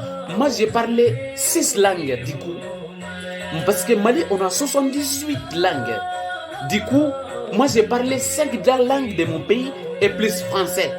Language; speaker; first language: French; non-native, local second language; Bambara